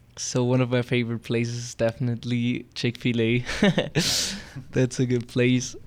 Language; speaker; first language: English; non-native, fluent; German